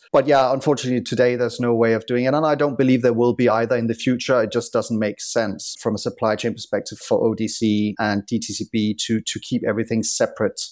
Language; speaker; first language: English; non-native, fluent; Danish